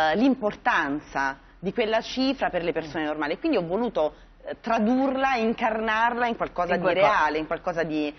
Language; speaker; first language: Italian; native; Italian